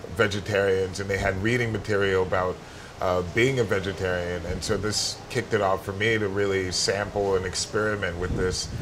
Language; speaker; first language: English; native; English